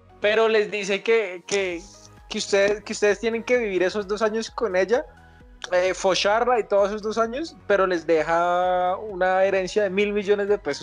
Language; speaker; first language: Spanish; native; Spanish